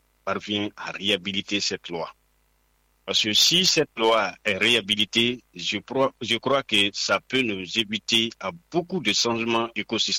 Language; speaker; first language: French; non-native, local second language; Fula